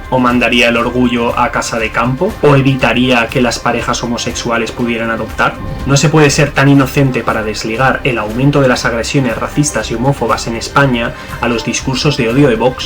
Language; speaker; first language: Spanish; native; Spanish